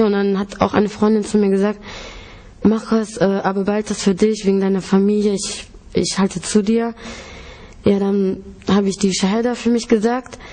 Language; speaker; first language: German; early bilingual, other home language; Greek